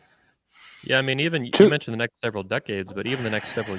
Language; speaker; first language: English; native; English